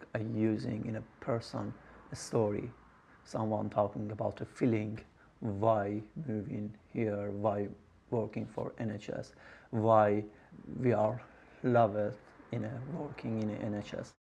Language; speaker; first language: English; non-native, learner; Persian